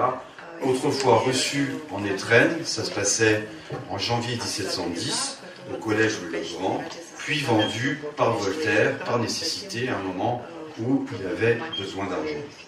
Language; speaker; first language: French; native; French